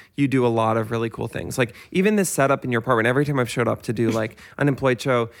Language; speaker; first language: English; native; English